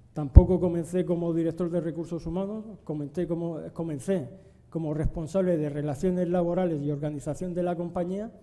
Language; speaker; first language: Spanish; native; Spanish